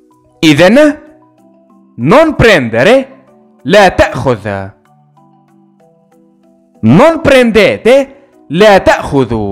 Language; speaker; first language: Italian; non-native, fluent; Arabic